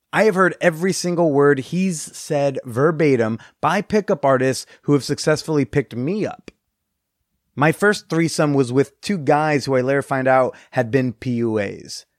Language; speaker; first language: English; native; English